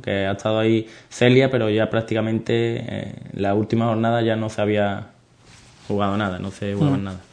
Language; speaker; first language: Spanish; native; Spanish